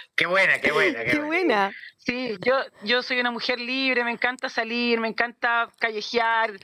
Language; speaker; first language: Spanish; native; Spanish